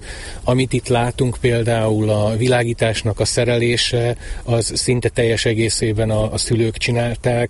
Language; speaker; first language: Hungarian; native; Hungarian